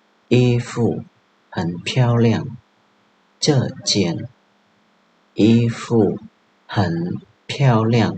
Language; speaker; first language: Chinese; non-native, fluent; Khmer